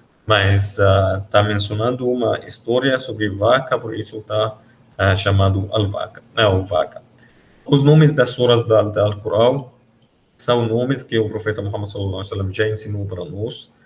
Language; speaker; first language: Portuguese; non-native, learner; Arabic